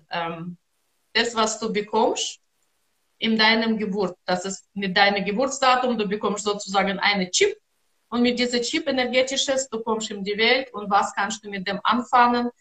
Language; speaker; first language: German; non-native, learner; Russian